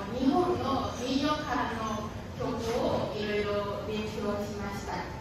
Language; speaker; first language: Japanese; non-native, fluent; Chinese